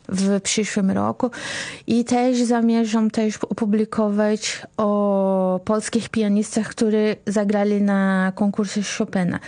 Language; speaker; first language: Polish; non-native, fluent; Portuguese